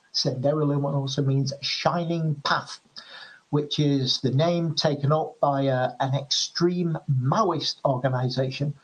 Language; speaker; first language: English; native; English